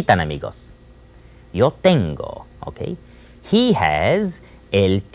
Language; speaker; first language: Spanish; non-native, fluent; English